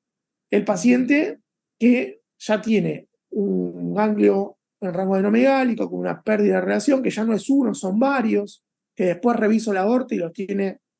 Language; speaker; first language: Spanish; native; Spanish